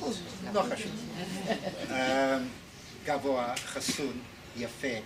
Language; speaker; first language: Hebrew; non-native, fluent; English